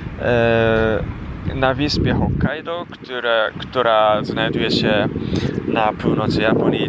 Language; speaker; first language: Polish; non-native, fluent; Japanese